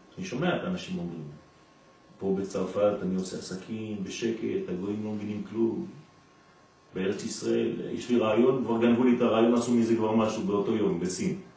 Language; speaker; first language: Hebrew; non-native, fluent; French